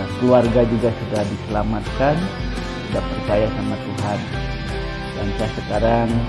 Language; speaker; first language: Indonesian; non-native, local second language; Sundanese